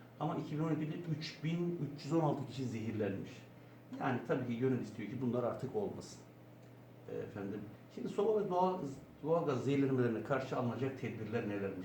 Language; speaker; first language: Turkish; native; Turkish